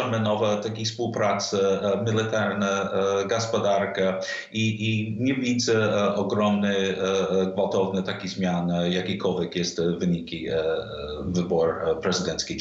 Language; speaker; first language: Polish; non-native, fluent; English